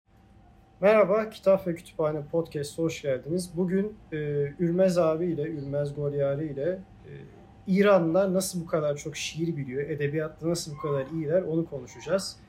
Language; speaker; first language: Turkish; native; Turkish